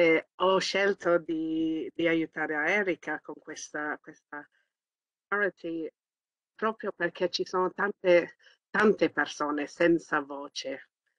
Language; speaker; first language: Italian; early bilingual, heritage; English